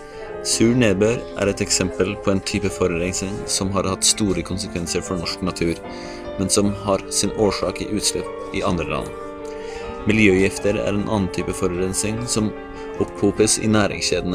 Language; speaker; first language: Norwegian; native; Norwegian